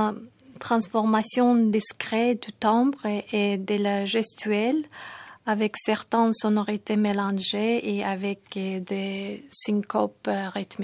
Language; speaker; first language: French; non-native, fluent; Tajik